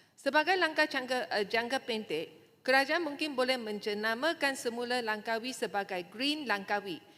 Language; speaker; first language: Malay; non-native, local second language; Chinese